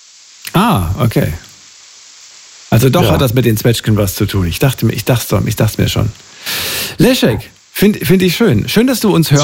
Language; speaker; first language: German; native; German